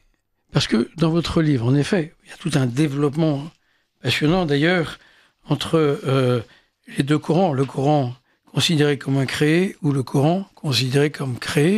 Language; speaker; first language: French; native; French